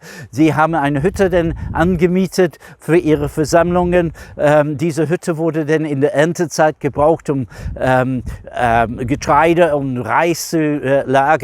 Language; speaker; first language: German; non-native, fluent; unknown